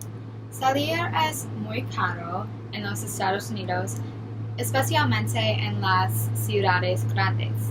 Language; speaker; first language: Spanish; non-native, learner; English